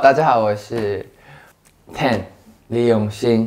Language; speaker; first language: Chinese; non-native, learner; Thai